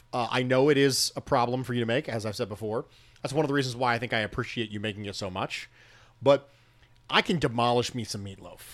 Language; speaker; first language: English; native; English